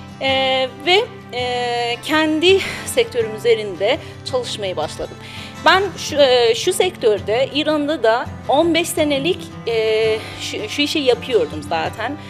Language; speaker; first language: Turkish; non-native, learner; Persian